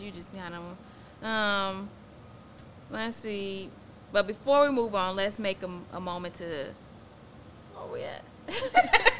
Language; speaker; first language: English; native; English